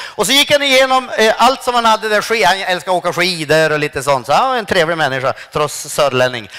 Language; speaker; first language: Swedish; native; Swedish